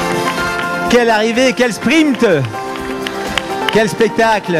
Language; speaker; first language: French; native; French